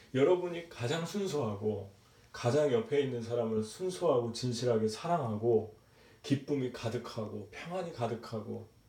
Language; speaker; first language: Korean; native; Korean